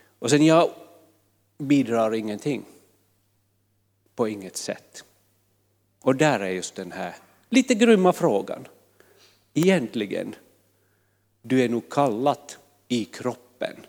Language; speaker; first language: Swedish; non-native, fluent; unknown